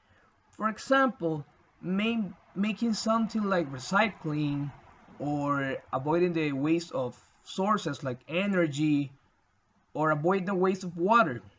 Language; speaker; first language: English; non-native, learner; Spanish